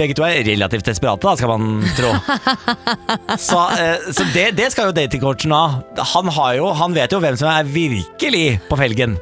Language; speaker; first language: Norwegian; native; Norwegian